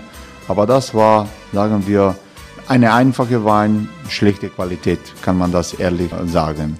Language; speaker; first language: German; non-native, fluent; Croatian